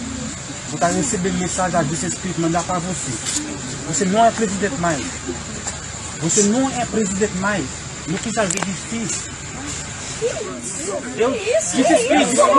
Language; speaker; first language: Portuguese; non-native, learner; Haitian Creole